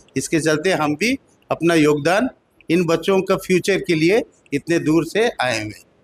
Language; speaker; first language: Hindi; native; Hindi